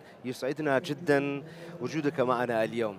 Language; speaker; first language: Arabic; non-native, local second language; Kurdish